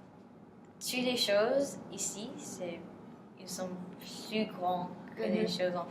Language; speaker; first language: French; non-native, learner; English